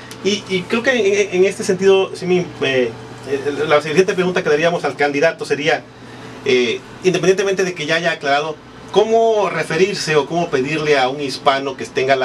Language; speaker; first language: Spanish; native; Spanish